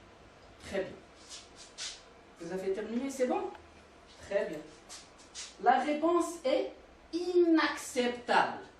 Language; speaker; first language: French; non-native, local second language; Arabic